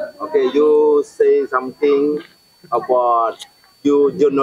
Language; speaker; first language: English; non-native, learner; Indonesian